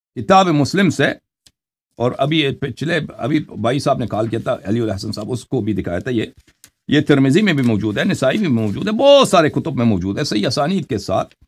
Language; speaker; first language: Urdu; non-native, local second language; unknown